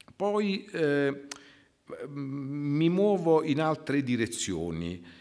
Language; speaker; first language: Italian; native; Italian